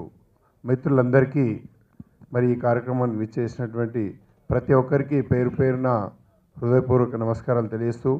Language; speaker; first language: Telugu; native; Telugu